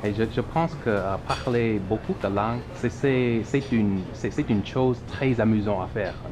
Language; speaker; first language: French; non-native, learner; English